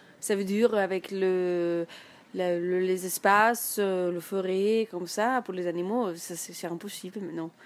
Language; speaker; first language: French; non-native, learner; German